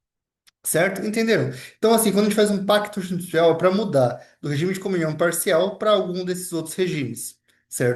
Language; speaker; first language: Portuguese; native; Portuguese